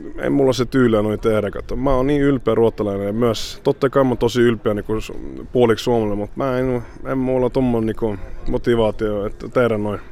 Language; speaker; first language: Finnish; early bilingual, heritage; Swedish